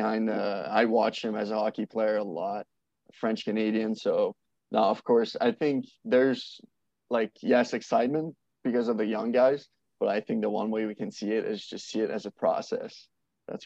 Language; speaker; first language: English; non-native, fluent; French